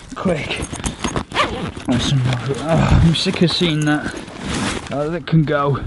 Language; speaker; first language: English; native; English